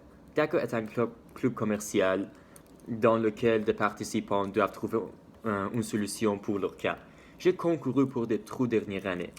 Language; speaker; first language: French; non-native, learner; Persian